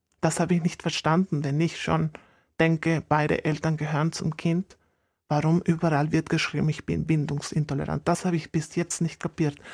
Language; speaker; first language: German; non-native, fluent; Spanish